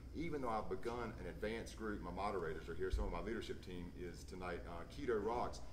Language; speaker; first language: English; native; English